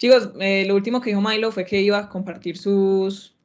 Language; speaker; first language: Spanish; native; Spanish